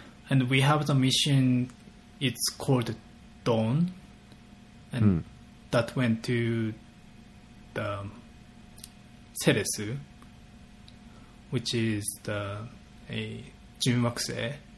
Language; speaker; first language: English; non-native, fluent; Japanese